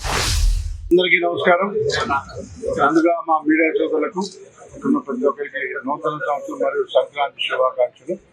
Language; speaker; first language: Telugu; native; Telugu